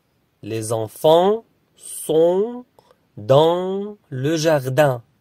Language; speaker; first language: French; non-native, fluent; Arabic